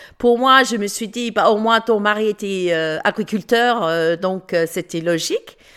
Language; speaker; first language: French; non-native, fluent; English